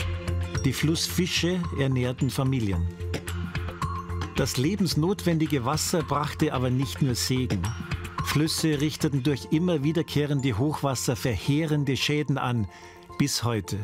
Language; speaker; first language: German; native; German